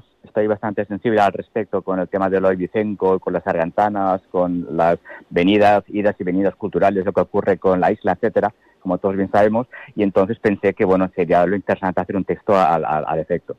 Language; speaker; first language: Spanish; native; Spanish